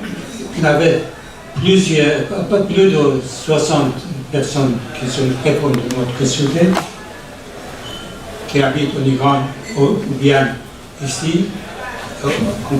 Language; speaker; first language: French; non-native, learner; Persian